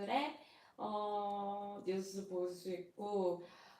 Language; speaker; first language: Korean; non-native, fluent; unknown